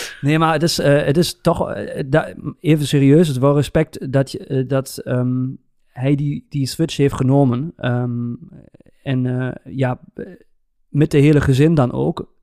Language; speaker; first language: Dutch; native; Dutch